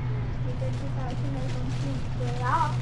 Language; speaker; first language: Chinese; non-native, learner; Filipino